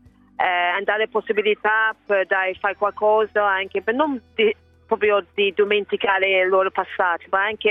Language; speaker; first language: Italian; non-native, learner; English